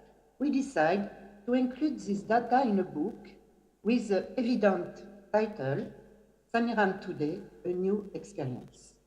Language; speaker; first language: English; non-native, fluent; French